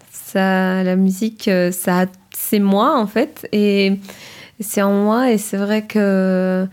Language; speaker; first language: French; early bilingual, other home language; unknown